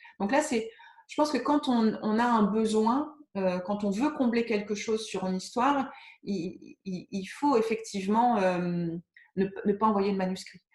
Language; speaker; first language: French; native; French